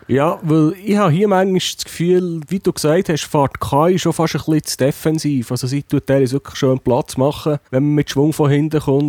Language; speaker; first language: German; native; German